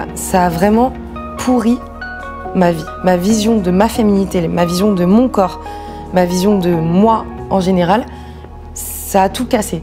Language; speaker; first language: French; native; French